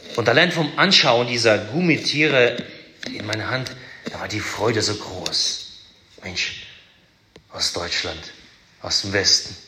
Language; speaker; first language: German; early bilingual, other home language; Russian